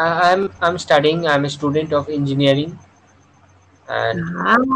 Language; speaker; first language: English; non-native, local second language; Bangla